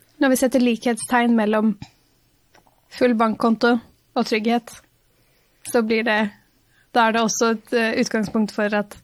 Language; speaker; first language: Norwegian; native; Norwegian